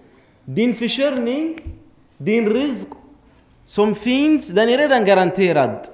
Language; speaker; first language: Swedish; non-native, fluent; Arabic